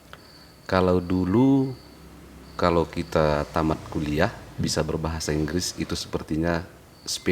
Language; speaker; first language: Indonesian; native; Indonesian